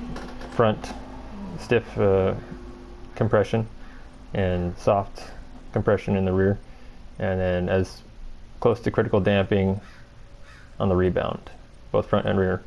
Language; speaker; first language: English; native; English